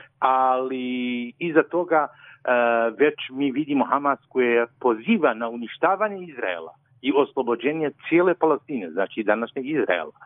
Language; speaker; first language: Serbian; non-native, fluent; Arabic